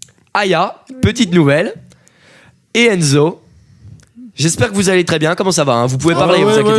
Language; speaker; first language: French; native; French